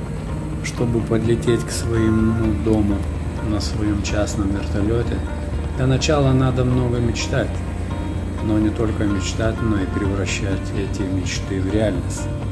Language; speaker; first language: Russian; native; Russian